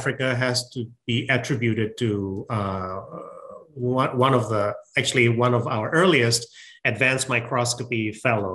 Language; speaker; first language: English; non-native, local second language; Min Nan Chinese